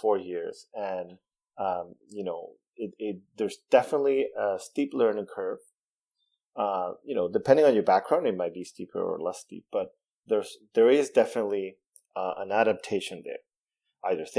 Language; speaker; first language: English; non-native, fluent; Spanish